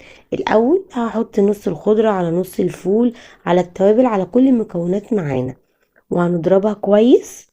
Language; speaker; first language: Arabic; native; Arabic